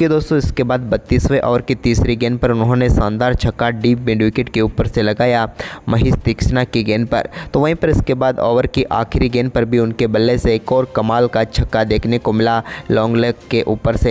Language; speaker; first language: Hindi; native; Hindi